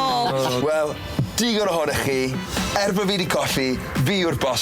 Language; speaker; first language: Welsh; native; Welsh